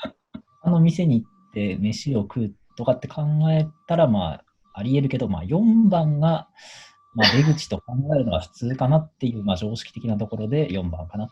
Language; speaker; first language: Japanese; native; Japanese